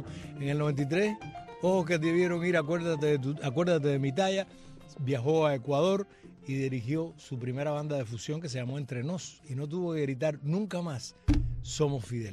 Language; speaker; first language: Spanish; native; Spanish